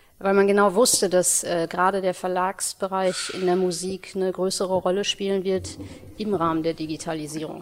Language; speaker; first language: German; early bilingual, other home language; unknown